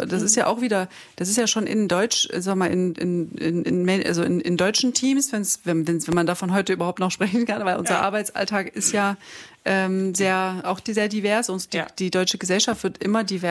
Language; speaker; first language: German; native; German